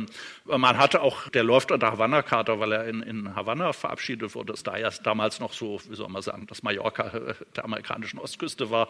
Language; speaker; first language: German; native; German